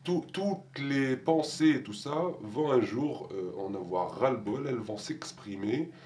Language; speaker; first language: French; non-native, local second language; Arabic